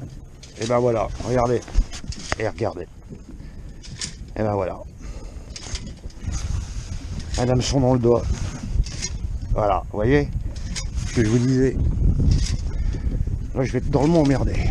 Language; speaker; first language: French; native; French